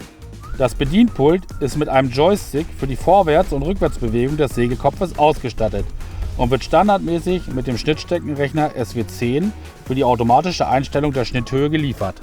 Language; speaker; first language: German; native; German